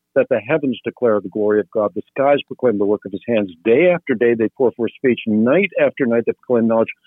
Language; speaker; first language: English; non-native, fluent; Dutch